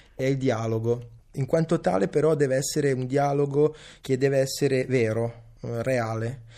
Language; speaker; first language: Italian; early bilingual, other home language; Serbian